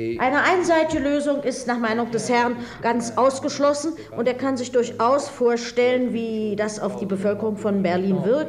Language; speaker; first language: German; native; German